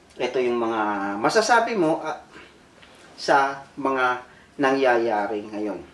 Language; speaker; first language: Filipino; native; Filipino